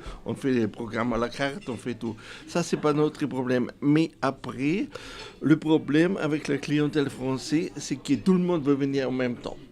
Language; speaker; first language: French; non-native, fluent; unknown